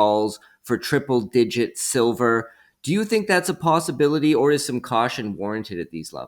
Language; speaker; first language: English; native; English